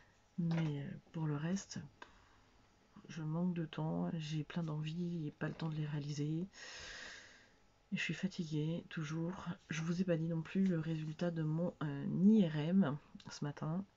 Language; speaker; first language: French; native; French